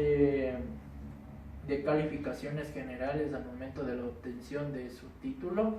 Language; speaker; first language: Spanish; native; Spanish